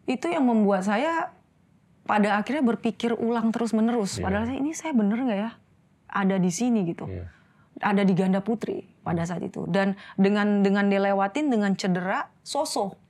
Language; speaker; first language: Indonesian; native; Indonesian